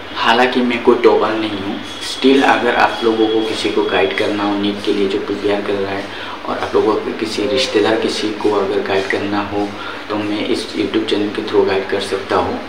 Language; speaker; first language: Hindi; non-native, local second language; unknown